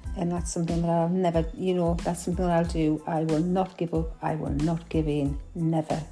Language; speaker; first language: English; native; English